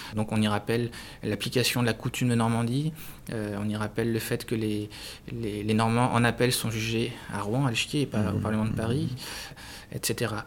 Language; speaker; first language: French; native; French